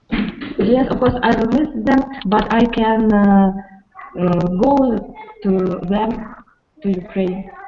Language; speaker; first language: English; non-native, learner; Russian